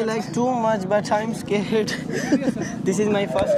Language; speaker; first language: English; non-native, learner; Urdu